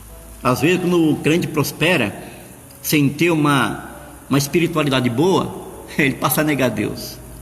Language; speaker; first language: Portuguese; native; Portuguese